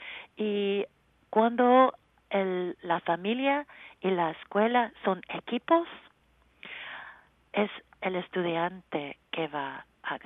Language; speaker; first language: Spanish; non-native, learner; English